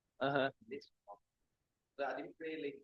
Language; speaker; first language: English; non-native, learner; Thai